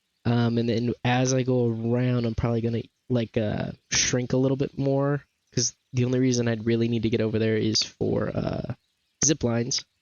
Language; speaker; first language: English; native; English